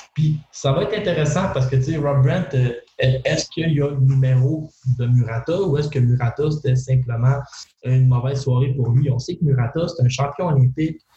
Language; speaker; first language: French; native; French